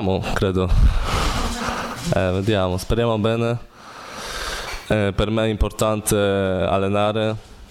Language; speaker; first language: Italian; non-native, learner; Polish